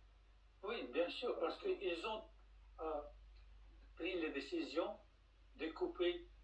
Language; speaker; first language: French; non-native, fluent; Russian